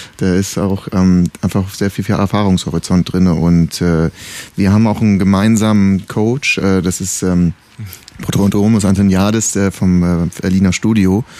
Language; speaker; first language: German; native; German